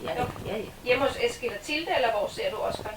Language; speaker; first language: Danish; native; Danish